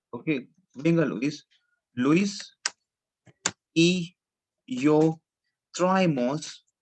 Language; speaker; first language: Spanish; non-native, fluent; Hindi